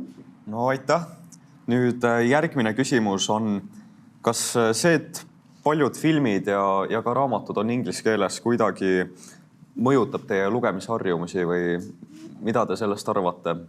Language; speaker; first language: Estonian; native; Estonian